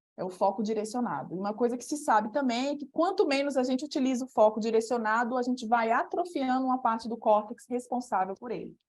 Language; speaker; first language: Portuguese; native; Portuguese